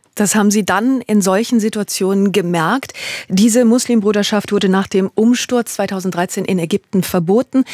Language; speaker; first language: German; native; German